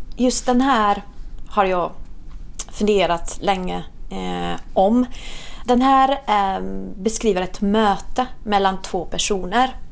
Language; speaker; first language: Swedish; non-native, fluent; Italian